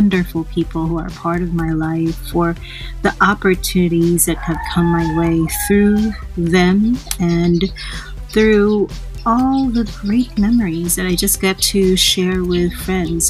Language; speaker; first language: English; non-native, local second language; Filipino